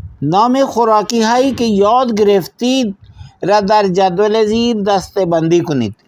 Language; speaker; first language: Persian; non-native, fluent; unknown